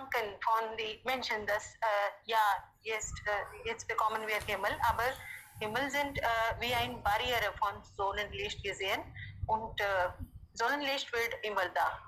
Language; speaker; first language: German; non-native, learner; Hindi